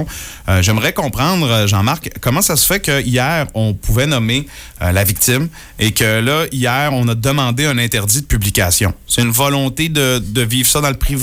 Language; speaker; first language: French; native; French